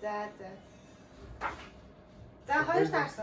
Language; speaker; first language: Mongolian; native; Mongolian